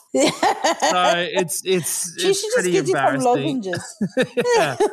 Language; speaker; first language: English; native; English